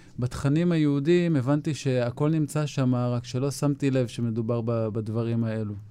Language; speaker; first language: Hebrew; native; Hebrew